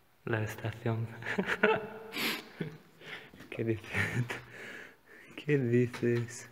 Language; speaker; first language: Spanish; non-native, learner; Bulgarian